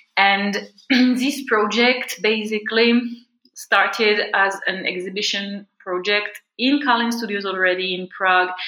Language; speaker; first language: English; non-native, fluent; French